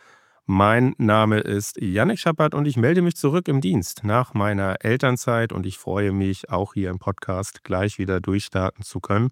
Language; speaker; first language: German; native; German